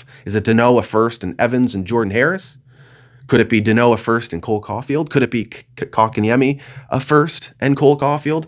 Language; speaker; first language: English; native; English